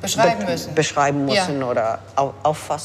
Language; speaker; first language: German; non-native, fluent; English